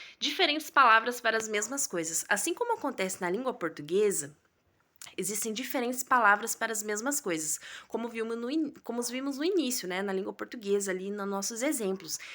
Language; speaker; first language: Portuguese; native; Portuguese